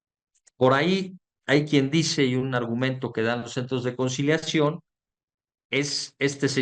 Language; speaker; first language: Spanish; native; Spanish